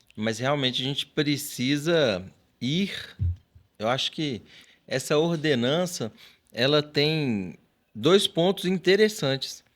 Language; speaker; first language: Portuguese; native; Portuguese